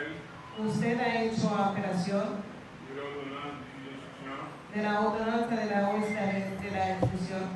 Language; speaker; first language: Spanish; non-native, fluent; Haitian Creole